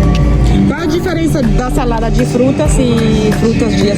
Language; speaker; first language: Portuguese; non-native, fluent; English